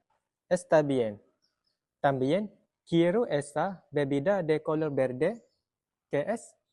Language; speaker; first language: Spanish; non-native, learner; Malay